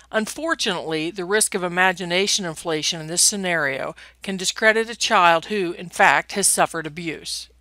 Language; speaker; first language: English; native; English